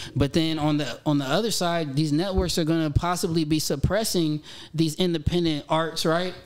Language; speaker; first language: English; native; English